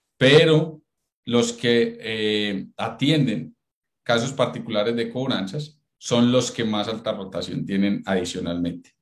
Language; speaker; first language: Spanish; native; Spanish